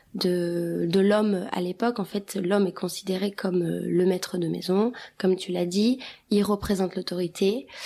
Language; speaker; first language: French; early bilingual, other home language; Albanian